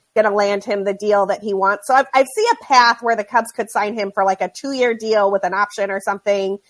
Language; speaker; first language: English; native; English